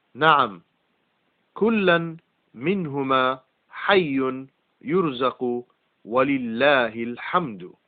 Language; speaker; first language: Arabic; non-native, fluent; English